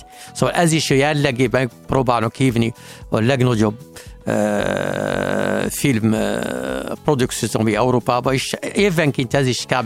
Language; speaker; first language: Hungarian; non-native, learner; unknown